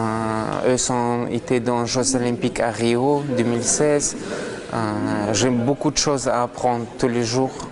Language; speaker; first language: French; non-native, learner; Russian